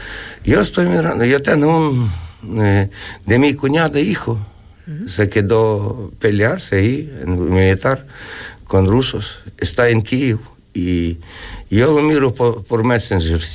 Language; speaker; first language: Spanish; non-native, learner; Ukrainian